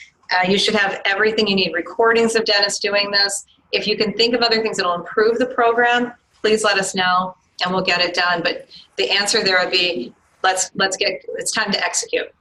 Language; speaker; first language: English; native; English